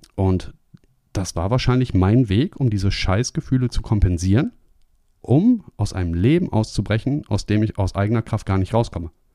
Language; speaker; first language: German; native; German